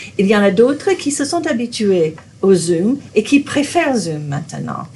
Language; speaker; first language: French; non-native, fluent; English